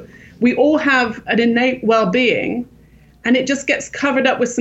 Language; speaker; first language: English; native; English